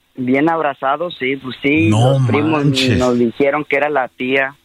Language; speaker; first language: Spanish; early bilingual, heritage; Spanish